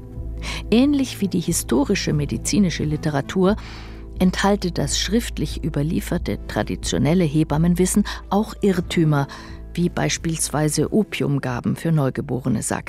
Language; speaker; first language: German; native; German